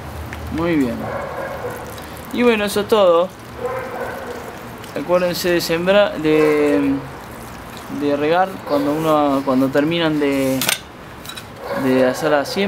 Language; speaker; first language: Spanish; native; Spanish